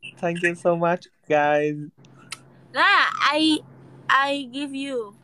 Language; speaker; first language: English; non-native, learner; Vietnamese